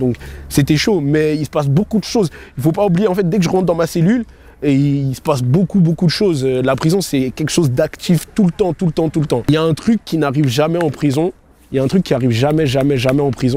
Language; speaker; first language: French; native; French